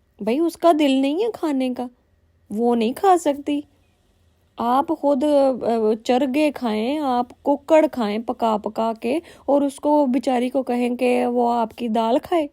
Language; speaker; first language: Urdu; non-native, local second language; Punjabi